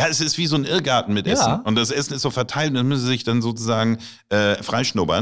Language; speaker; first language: German; native; German